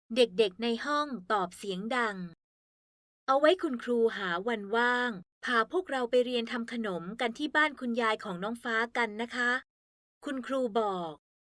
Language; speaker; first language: Thai; native; Thai